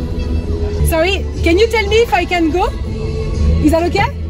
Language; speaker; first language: English; non-native, fluent; French